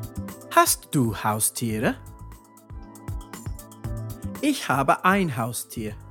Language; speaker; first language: German; non-native, fluent; English